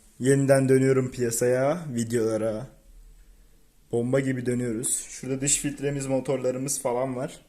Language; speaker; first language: Turkish; native; Turkish